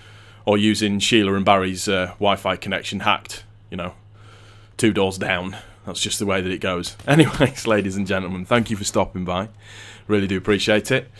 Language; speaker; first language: English; native; English